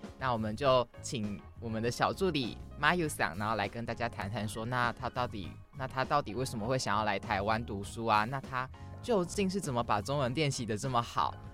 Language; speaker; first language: Chinese; native; Chinese